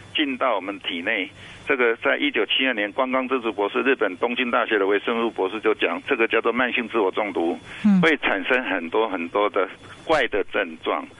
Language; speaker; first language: Chinese; native; Chinese